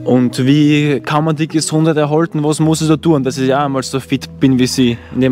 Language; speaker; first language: German; native; German